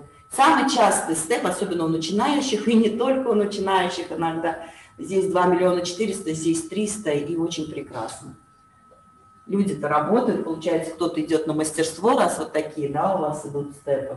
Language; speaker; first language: Russian; native; Russian